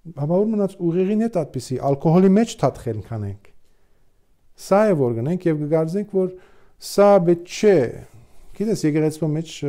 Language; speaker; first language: Armenian; early bilingual, heritage; Armenian